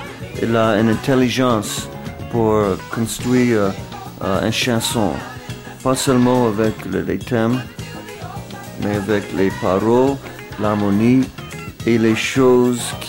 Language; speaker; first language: French; non-native, fluent; English